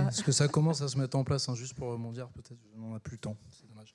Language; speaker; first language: French; native; French